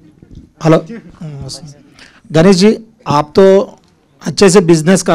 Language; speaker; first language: Hindi; non-native, local second language; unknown